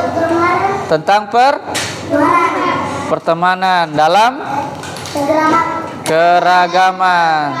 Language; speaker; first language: Indonesian; native; Indonesian